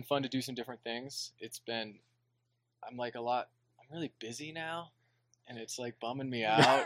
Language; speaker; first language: English; native; English